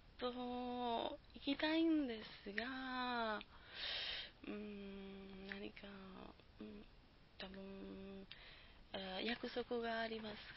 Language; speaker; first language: Japanese; non-native, learner; Spanish